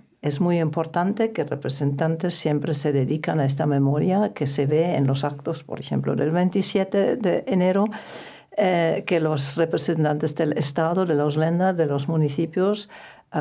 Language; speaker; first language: Spanish; non-native, fluent; German